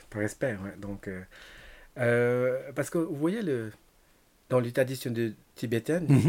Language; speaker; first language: French; non-native, learner; Tibetan